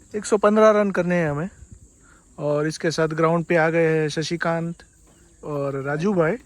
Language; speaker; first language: Hindi; non-native, local second language; Gujarati